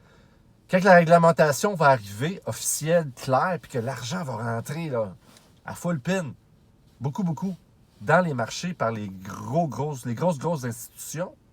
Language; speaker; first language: French; native; French